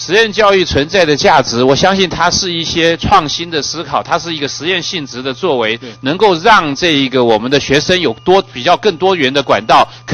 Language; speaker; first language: Chinese; native; Chinese